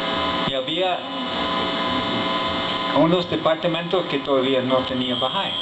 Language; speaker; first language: Spanish; non-native, fluent; English